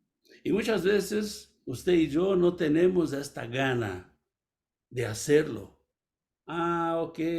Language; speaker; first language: Spanish; non-native, fluent; Portuguese